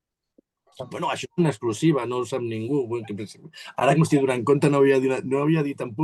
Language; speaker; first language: Catalan; native; Catalan